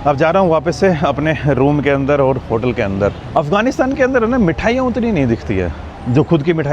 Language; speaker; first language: Hindi; native; Hindi